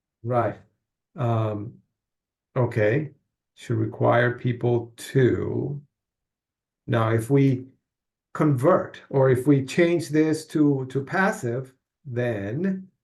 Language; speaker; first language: English; non-native, fluent; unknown